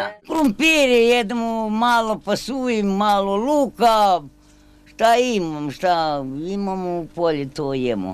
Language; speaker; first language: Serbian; non-native, local second language; Romanian